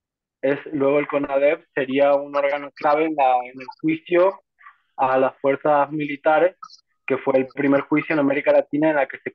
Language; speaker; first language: Spanish; native; Spanish